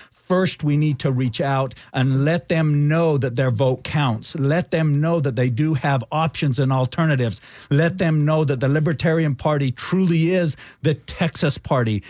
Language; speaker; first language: English; early bilingual, other home language; Spanish